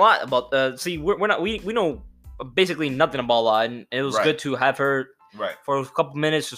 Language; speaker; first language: English; non-native, fluent; Spanish